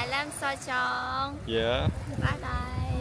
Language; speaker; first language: Korean; non-native, learner; Vietnamese